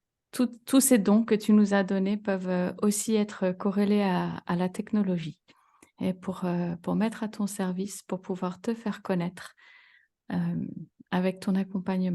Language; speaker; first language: French; native; French